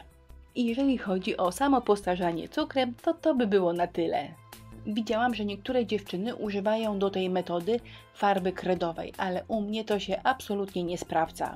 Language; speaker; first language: Polish; native; Polish